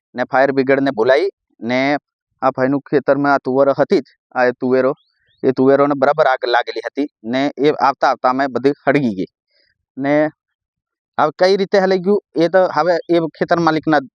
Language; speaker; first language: Gujarati; non-native, local second language; Rathawi